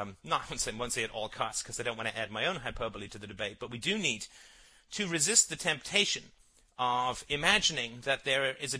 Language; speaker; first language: English; native; English